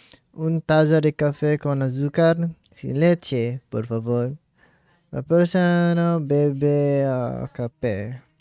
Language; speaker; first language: Spanish; non-native, learner; English